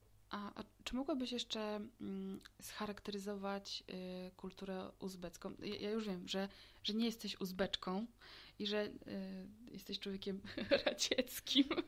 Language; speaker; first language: Polish; native; Polish